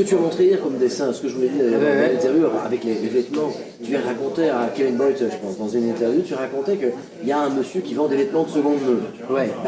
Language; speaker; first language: French; native; French